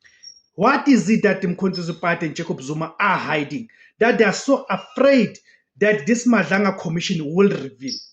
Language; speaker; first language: English; non-native, local second language; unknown